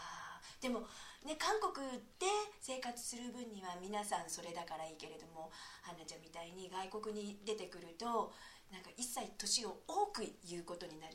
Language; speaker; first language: Japanese; native; Japanese